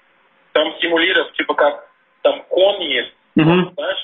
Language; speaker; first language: Russian; non-native, fluent; Portuguese